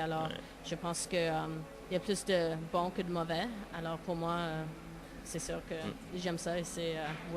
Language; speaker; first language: French; non-native, local second language; English